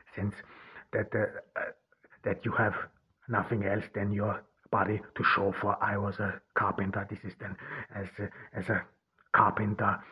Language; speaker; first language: English; non-native, fluent; Turkish